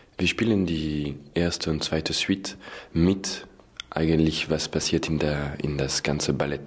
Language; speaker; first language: German; non-native, fluent; French